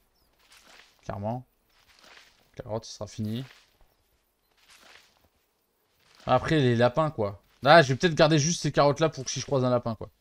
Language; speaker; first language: French; native; French